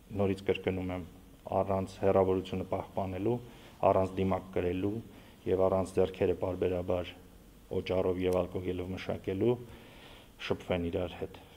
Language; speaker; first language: Armenian; native; Armenian